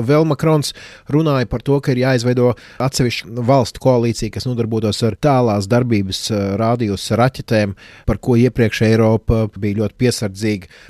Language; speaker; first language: Latvian; native; Latvian